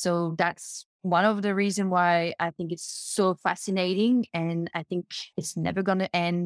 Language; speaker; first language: English; non-native, fluent; French